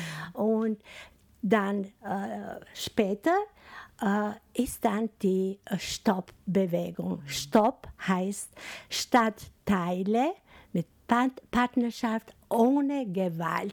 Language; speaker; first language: German; non-native, fluent; Albanian